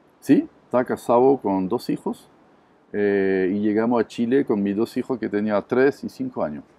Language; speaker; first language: Spanish; non-native, fluent; French